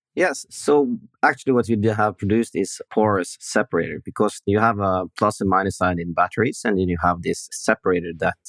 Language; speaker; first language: English; non-native, fluent; Norwegian